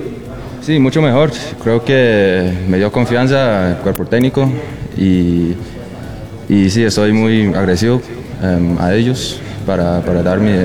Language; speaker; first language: Spanish; non-native, learner; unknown